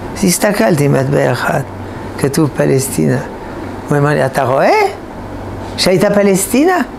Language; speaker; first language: Hebrew; non-native, fluent; French